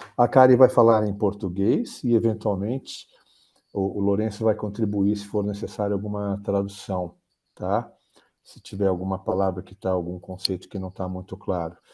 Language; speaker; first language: Portuguese; native; Portuguese